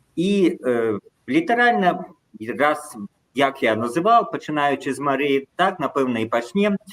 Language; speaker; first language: Belarusian; native; Belarusian